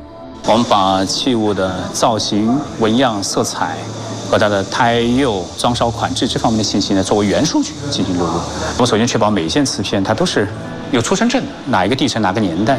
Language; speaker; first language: Chinese; native; Chinese